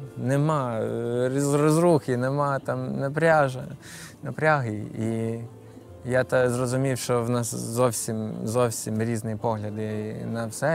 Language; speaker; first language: Ukrainian; non-native, fluent; English